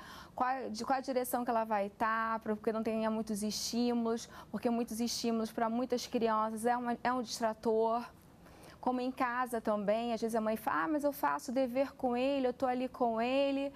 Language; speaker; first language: Portuguese; native; Portuguese